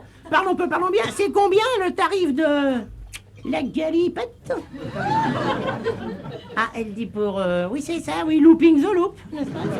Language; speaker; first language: French; native; French